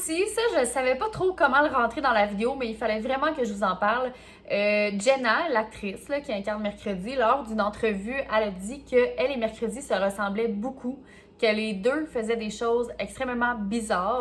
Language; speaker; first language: French; native; French